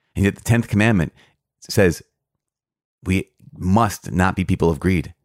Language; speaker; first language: English; native; English